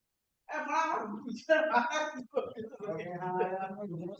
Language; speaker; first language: Hindi; non-native, local second language; Bangla